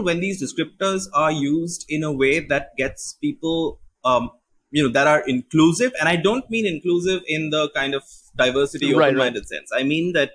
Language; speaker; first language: English; non-native, local second language; Bangla